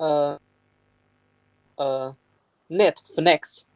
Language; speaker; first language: English; non-native, learner; Chinese